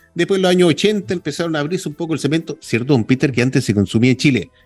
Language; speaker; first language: Spanish; native; Spanish